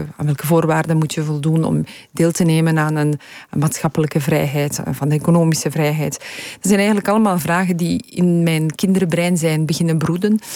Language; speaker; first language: Dutch; early bilingual, other home language; Polish